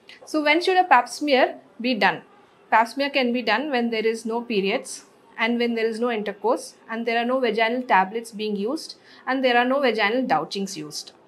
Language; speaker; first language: English; non-native, local second language; Telugu